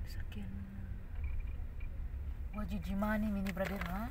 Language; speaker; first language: Arabic; non-native, learner; Filipino